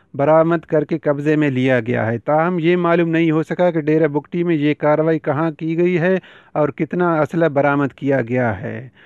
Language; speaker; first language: Urdu; non-native, local second language; Baluchi